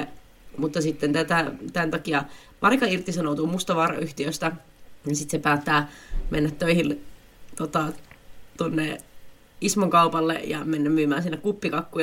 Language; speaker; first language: Finnish; native; Finnish